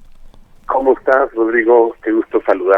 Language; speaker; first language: Spanish; native; Spanish